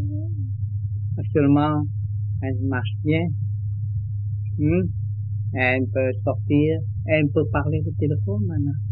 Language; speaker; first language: French; non-native, learner; Vietnamese